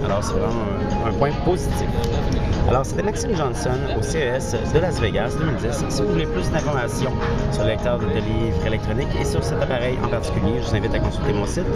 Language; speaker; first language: French; native; French